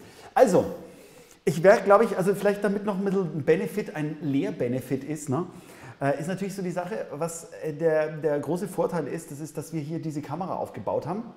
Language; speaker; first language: German; native; German